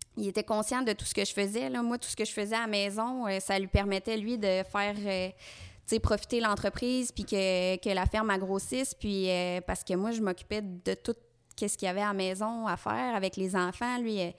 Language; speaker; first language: French; native; French